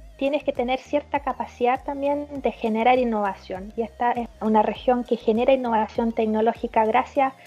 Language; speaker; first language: Spanish; early bilingual, heritage; German